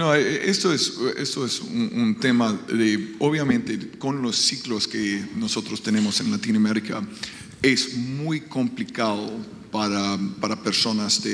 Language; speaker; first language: Spanish; non-native, fluent; English